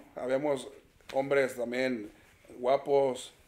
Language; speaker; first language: Spanish; native; Spanish